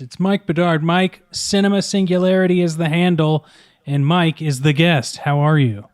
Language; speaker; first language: English; native; English